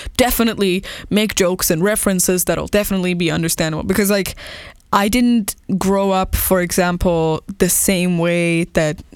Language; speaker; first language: English; non-native, fluent; Persian